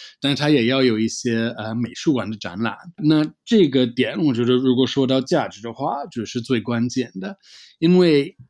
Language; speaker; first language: Chinese; non-native, fluent; English